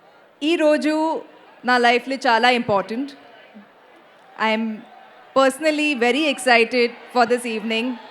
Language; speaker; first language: Telugu; non-native, learner; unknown